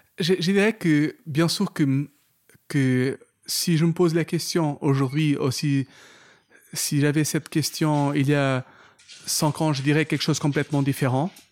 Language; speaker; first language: French; non-native, fluent; Portuguese